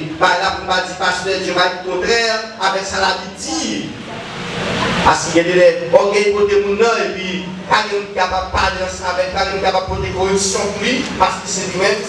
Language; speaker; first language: French; non-native, learner; Haitian Creole